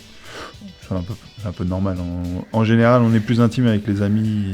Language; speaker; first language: French; native; French